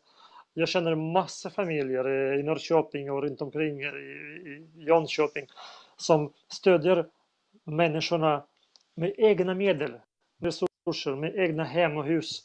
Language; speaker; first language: Swedish; non-native, fluent; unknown